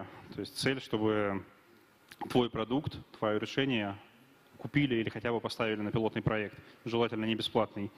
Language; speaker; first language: Russian; native; Russian